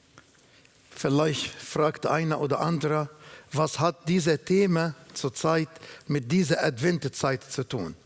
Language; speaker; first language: German; non-native, learner; Arabic